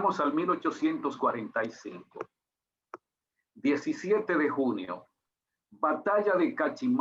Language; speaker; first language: Spanish; native; Spanish